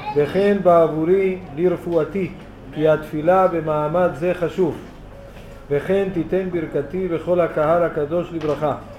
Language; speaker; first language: Hebrew; native; Hebrew